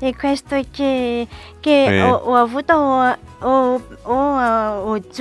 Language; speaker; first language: Italian; non-native, learner; Malagasy